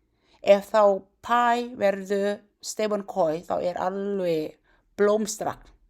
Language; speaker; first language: Icelandic; non-native, learner; Thai